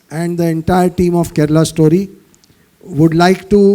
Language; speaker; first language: English; non-native, local second language; Hindi